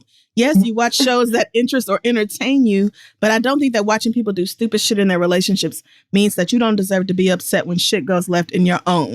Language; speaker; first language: English; native; English